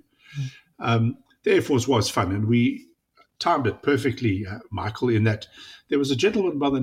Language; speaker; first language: English; native; English